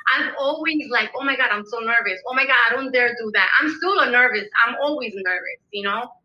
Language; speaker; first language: English; early bilingual, other home language; Spanish